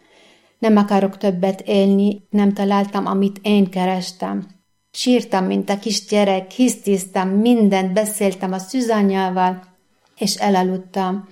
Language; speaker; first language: Hungarian; non-native, fluent; Arabic